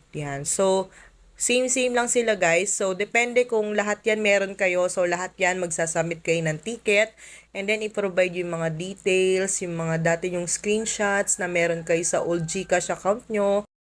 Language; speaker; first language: Filipino; native; Filipino